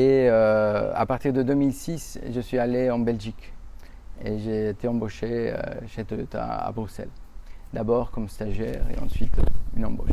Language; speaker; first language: French; non-native, fluent; Spanish